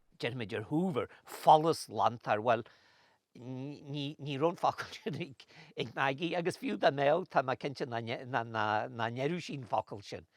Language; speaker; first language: Irish; native; Irish